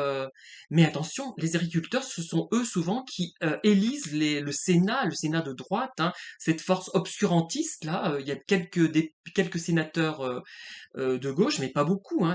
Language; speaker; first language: French; native; French